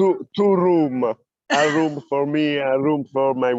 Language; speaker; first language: English; non-native, learner; Italian